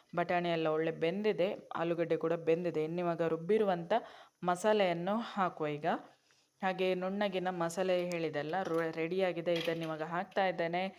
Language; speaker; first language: Kannada; non-native, local second language; Konkani